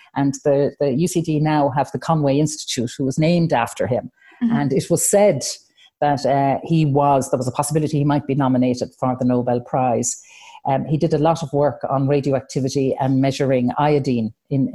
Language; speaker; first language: English; native; English